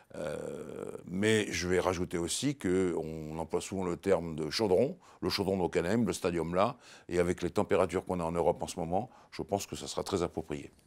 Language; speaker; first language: French; native; French